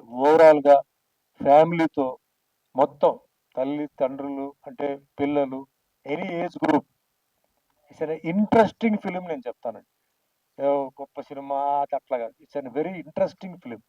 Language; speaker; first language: Telugu; native; Telugu